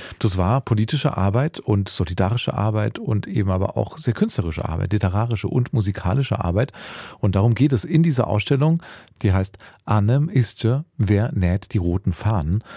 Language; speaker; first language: German; early bilingual, other home language; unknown